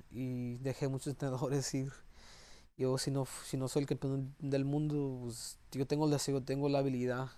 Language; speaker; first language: Spanish; early bilingual, heritage; Spanish